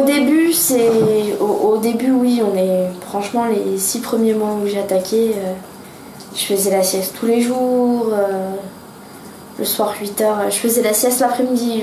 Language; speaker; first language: French; native; French